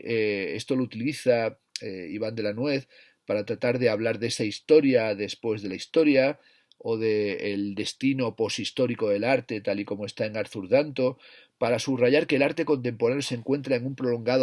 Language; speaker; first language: Spanish; native; Spanish